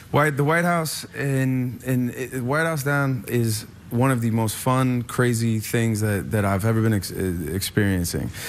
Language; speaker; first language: English; native; English